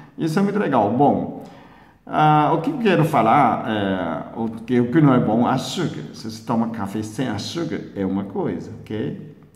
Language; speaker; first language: Portuguese; non-native, fluent; Chinese